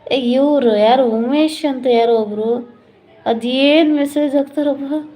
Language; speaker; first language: Kannada; non-native, local second language; Malayalam